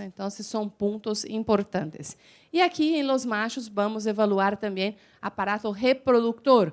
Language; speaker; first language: Spanish; non-native, fluent; Portuguese